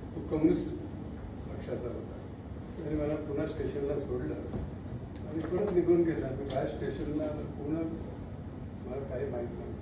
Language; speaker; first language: Marathi; non-native, local second language; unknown